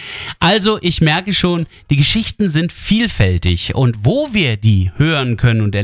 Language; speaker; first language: German; native; German